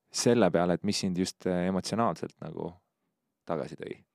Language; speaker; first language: Estonian; native; Estonian